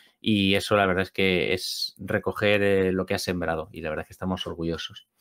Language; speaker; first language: Spanish; native; Spanish